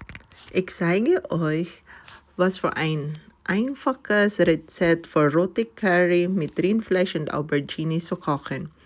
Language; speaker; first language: German; non-native, learner; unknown